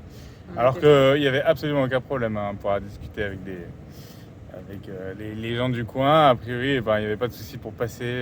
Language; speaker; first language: French; native; French